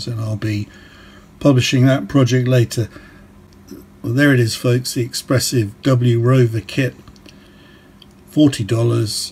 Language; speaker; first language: English; native; English